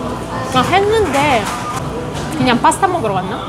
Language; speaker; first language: Korean; non-native, fluent; Russian